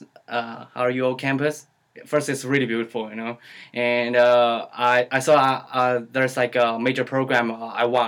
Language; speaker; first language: English; non-native, learner; Chinese